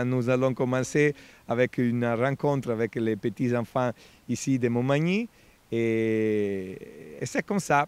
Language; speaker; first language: French; non-native, fluent; Italian